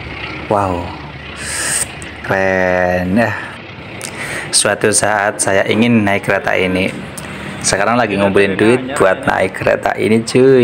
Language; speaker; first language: Indonesian; native; Indonesian